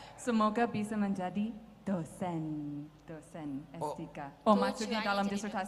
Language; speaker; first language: Indonesian; non-native, fluent; English